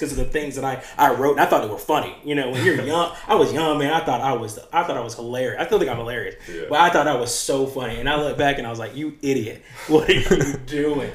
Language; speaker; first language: English; native; English